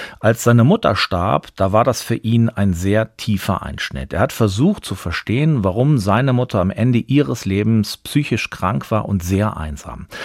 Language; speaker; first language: German; native; German